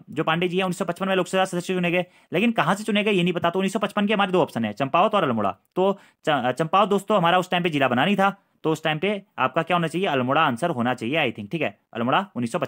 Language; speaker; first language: Hindi; native; Hindi